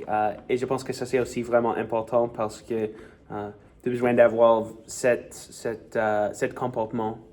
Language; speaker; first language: French; non-native, learner; English